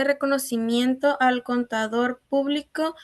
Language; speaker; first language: Spanish; native; Spanish